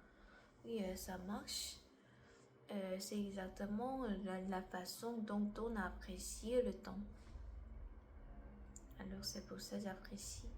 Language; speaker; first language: French; non-native, learner; Korean